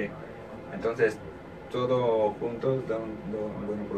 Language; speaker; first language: Spanish; non-native, learner; French